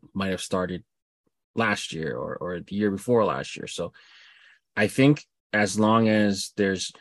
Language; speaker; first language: English; native; English